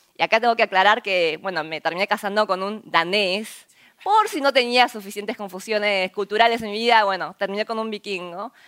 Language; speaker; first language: Spanish; early bilingual, other home language; Korean